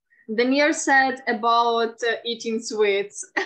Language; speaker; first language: English; non-native, fluent; Ukrainian